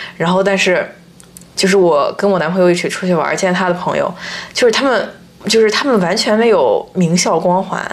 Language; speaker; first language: Chinese; native; Chinese